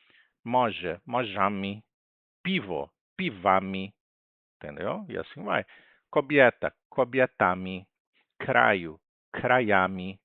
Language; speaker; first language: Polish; non-native, fluent; Portuguese